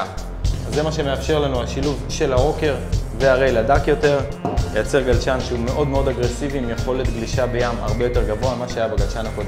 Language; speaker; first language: Hebrew; native; Hebrew